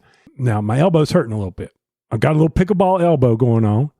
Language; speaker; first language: English; native; English